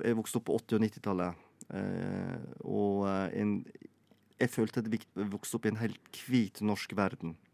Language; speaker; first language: Norwegian; native; Norwegian